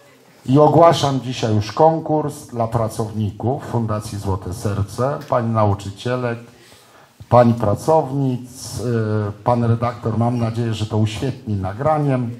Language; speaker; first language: Polish; native; Polish